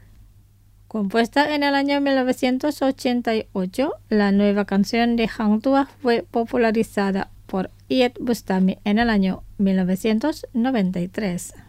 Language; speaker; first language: Spanish; non-native, fluent; Indonesian